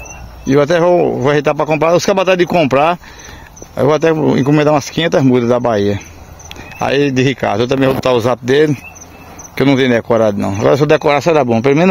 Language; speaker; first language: Portuguese; native; Portuguese